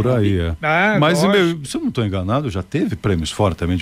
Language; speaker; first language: Portuguese; native; Portuguese